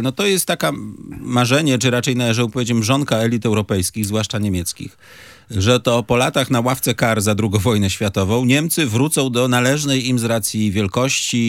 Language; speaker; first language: Polish; native; Polish